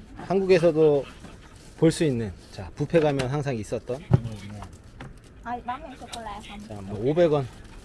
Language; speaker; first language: Korean; native; Korean